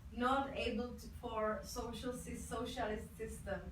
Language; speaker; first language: English; non-native, fluent; Czech